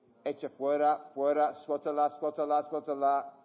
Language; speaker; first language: Spanish; non-native, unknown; English